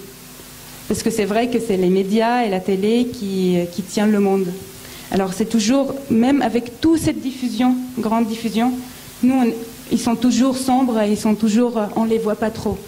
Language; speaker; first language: French; non-native, fluent; Arabic